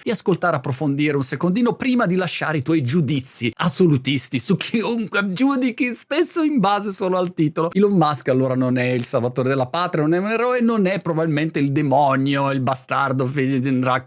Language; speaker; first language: Italian; native; Italian